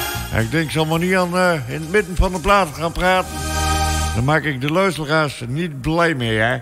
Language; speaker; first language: Dutch; native; Dutch